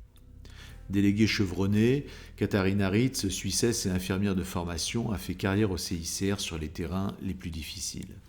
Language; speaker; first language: French; native; French